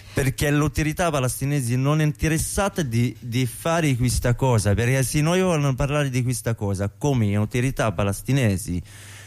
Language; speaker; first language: Italian; non-native, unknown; Arabic